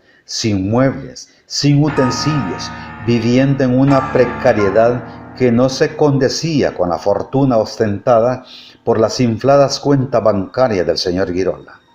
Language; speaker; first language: Spanish; native; Spanish